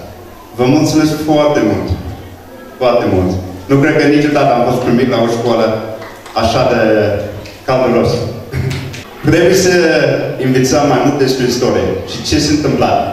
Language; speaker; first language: Romanian; non-native, fluent; English